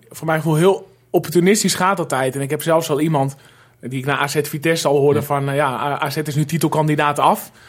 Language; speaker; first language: Dutch; native; Dutch